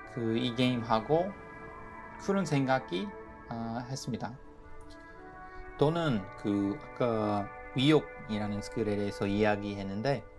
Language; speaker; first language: Korean; non-native, fluent; English